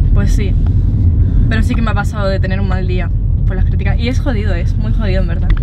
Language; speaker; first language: Spanish; non-native, local second language; German